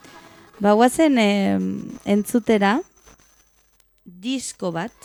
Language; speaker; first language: Basque; non-native, local second language; Spanish